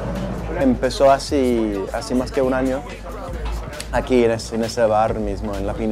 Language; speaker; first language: Spanish; non-native, learner; English